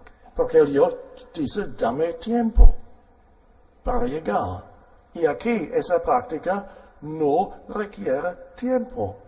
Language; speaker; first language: Spanish; non-native, fluent; German